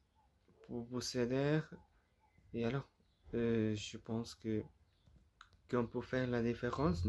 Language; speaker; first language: French; non-native, learner; Spanish